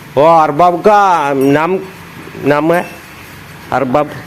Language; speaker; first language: Hindi; non-native, local second language; Malayalam